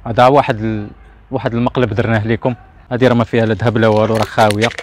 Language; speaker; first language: Arabic; native; Arabic